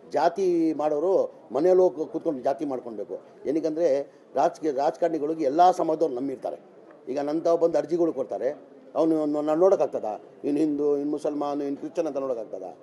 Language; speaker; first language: Kannada; non-native, local second language; Urdu